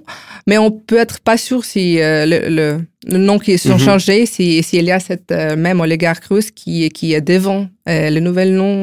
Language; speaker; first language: French; non-native, fluent; Ukrainian